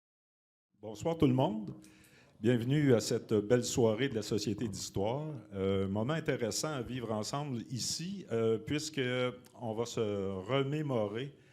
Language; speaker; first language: French; native; French